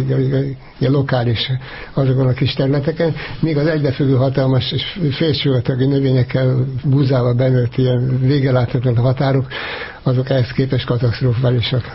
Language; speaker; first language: Hungarian; native; Hungarian